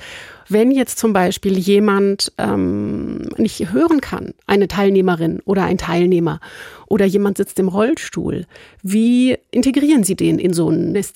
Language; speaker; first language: German; native; German